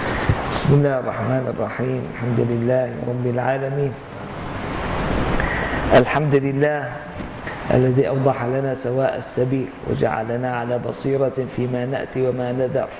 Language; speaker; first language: Arabic; native; Arabic